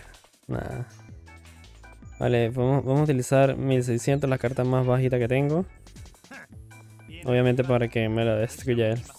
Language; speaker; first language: Spanish; native; Spanish